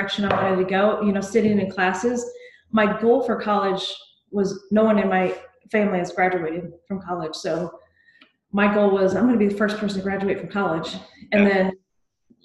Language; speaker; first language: English; native; English